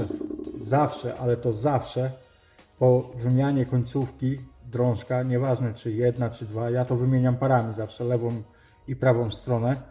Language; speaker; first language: Polish; native; Polish